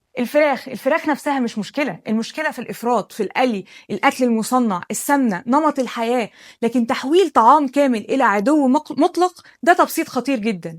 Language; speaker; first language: Arabic; native; Arabic